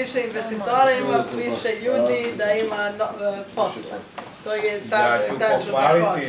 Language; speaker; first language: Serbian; non-native, learner; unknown